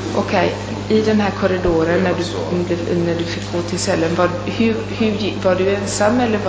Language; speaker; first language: Swedish; non-native, fluent; Italian